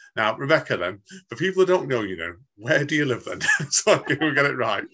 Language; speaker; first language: English; native; English